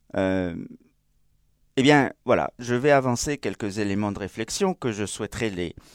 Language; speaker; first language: French; non-native, fluent; Spanish